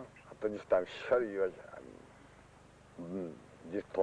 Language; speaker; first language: English; non-native, learner; Japanese